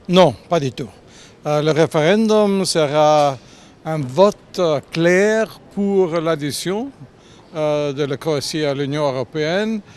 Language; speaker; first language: French; non-native, fluent; German